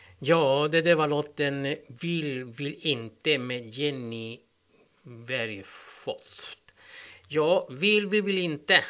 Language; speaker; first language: Swedish; non-native, learner; Spanish